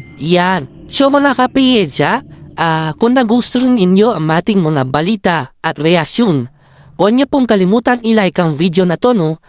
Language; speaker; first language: Filipino; native; Filipino